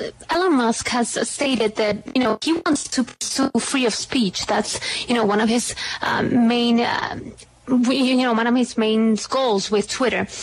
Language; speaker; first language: English; non-native, fluent; Spanish